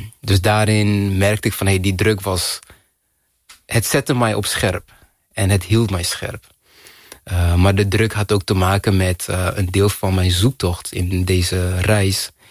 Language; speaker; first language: Dutch; early bilingual, other home language; Kinyarwanda